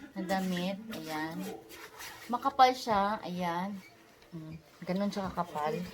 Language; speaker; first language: Filipino; native; Filipino